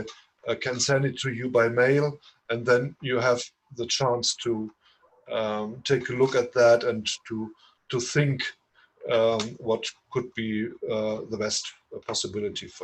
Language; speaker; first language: English; non-native, fluent; German